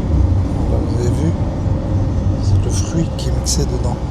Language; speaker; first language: French; native; French